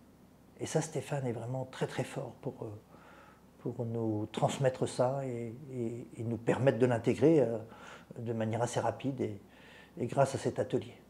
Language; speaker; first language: French; native; French